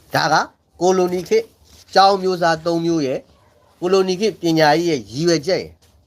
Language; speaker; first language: Burmese; native; Burmese